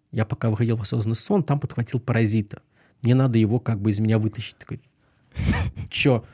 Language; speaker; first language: Russian; native; Russian